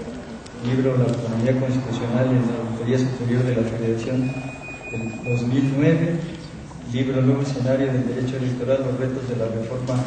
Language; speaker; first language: Spanish; native; Spanish